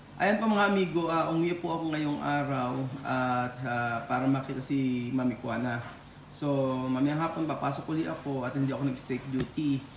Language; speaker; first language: Filipino; native; Filipino